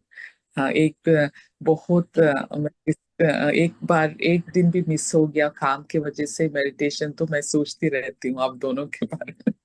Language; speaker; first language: Hindi; non-native, local second language; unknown